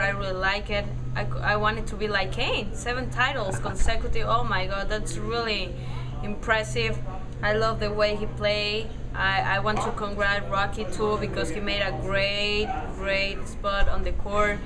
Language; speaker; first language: English; non-native, fluent; Spanish